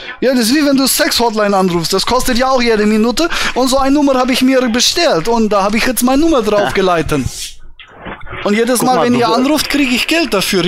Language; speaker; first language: German; native; German